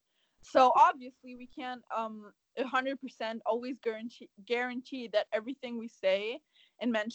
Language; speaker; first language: English; non-native, fluent; German